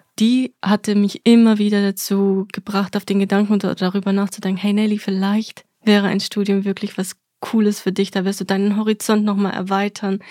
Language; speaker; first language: German; early bilingual, other home language; Russian